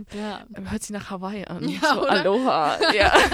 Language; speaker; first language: German; native; German